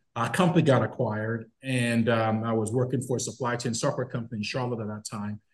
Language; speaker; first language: English; non-native, local second language; Yoruba